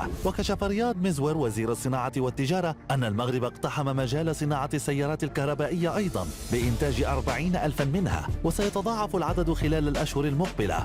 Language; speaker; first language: Arabic; native; Arabic